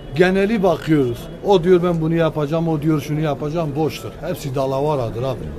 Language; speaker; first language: Turkish; non-native, local second language; Kurdish